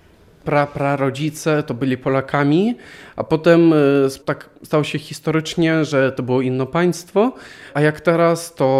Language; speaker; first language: Polish; non-native, local second language; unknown